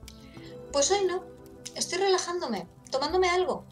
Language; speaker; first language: Spanish; native; Spanish